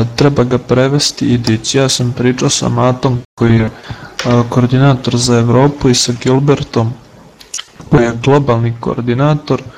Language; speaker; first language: Serbian; native; Serbian